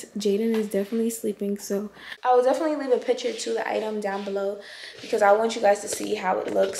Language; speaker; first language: English; native; English